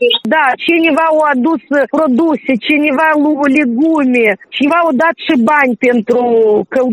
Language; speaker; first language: Romanian; non-native, local second language; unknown